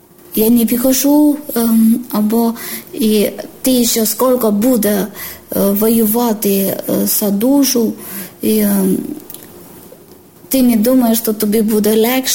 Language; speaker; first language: Ukrainian; non-native, learner; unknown